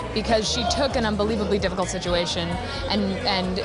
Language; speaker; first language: English; native; English